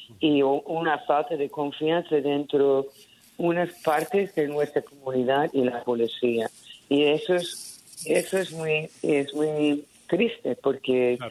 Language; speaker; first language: Spanish; early bilingual, heritage; Spanish